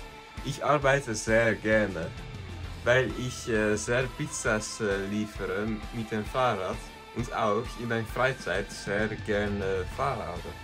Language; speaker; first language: German; non-native, learner; Dutch